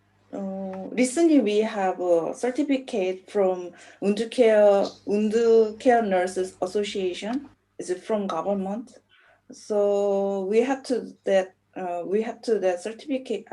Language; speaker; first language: English; non-native, learner; Korean